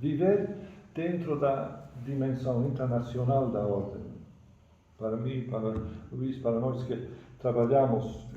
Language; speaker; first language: Portuguese; non-native, fluent; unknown